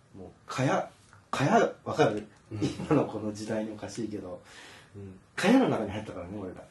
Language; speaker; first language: Japanese; early bilingual, heritage; Japanese